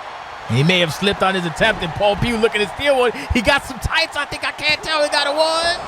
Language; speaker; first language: English; native; English